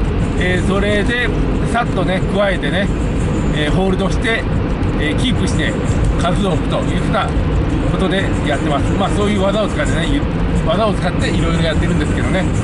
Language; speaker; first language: Japanese; native; Japanese